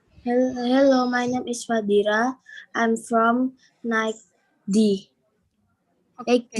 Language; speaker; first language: English; non-native, learner; Indonesian